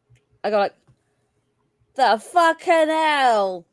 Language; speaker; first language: English; native; English